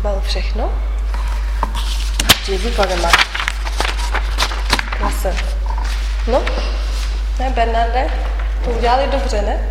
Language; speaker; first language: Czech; non-native, fluent; German